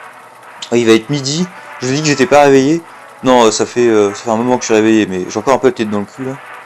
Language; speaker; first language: French; native; French